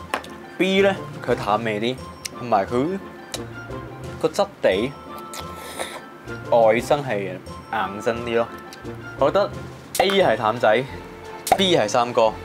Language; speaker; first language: Chinese; native; Chinese